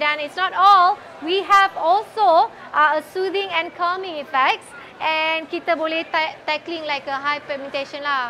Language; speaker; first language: English; non-native, local second language; Malay